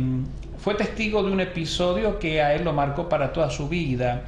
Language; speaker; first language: Spanish; native; Spanish